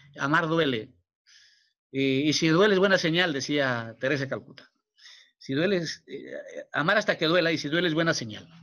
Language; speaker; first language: Spanish; native; Spanish